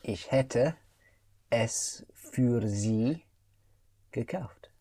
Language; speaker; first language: German; non-native, learner; English